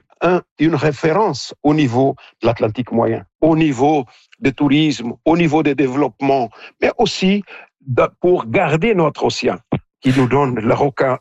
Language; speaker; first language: French; non-native, local second language; Portuguese